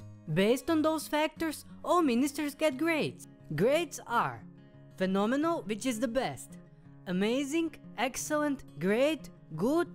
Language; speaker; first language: English; non-native, fluent; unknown